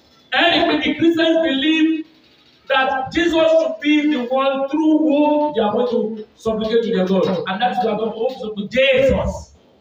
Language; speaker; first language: English; non-native, local second language; Yoruba